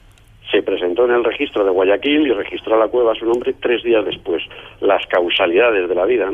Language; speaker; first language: Spanish; native; Spanish